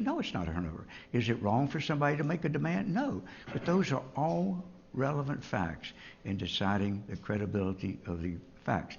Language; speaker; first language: English; native; English